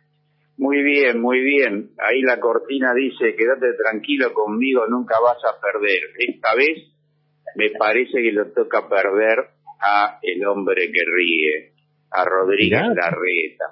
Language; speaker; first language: Spanish; native; Spanish